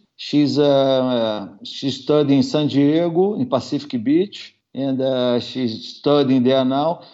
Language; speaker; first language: English; non-native, learner; Portuguese